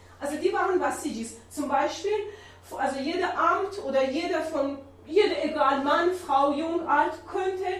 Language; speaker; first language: German; non-native, learner; Persian